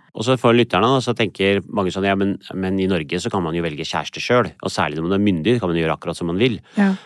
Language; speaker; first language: Norwegian; early bilingual, other home language; Punjabi